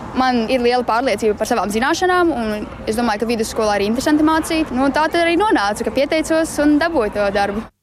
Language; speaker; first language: Latvian; native; Latvian